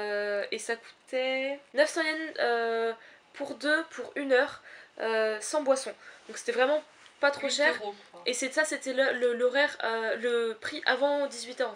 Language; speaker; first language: French; native; French